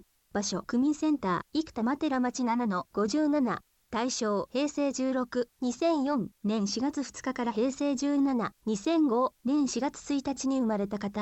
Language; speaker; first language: Japanese; native; Japanese